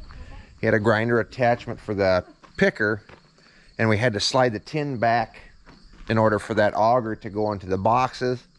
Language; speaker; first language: English; native; English